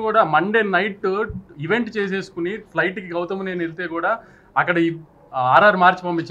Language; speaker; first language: Telugu; native; Telugu